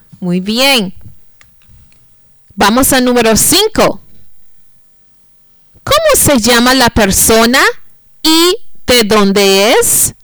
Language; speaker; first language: Spanish; non-native, fluent; English